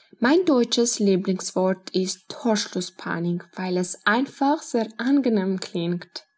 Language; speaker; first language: German; non-native, learner; Georgian